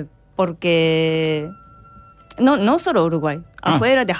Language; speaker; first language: Spanish; non-native, learner; Japanese